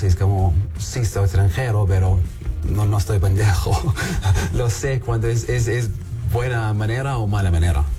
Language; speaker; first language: Spanish; non-native, learner; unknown